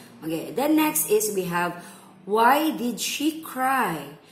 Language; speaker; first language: English; non-native, fluent; Indonesian